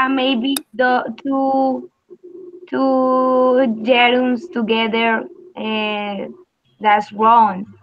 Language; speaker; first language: English; non-native, learner; Spanish